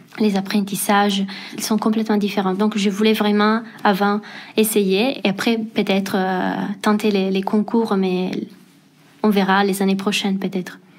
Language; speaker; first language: French; non-native, fluent; Italian